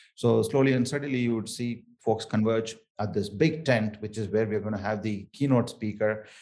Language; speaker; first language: English; non-native, local second language; Tamil